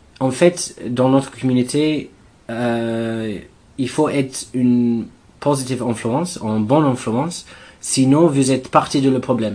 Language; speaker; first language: French; non-native, learner; English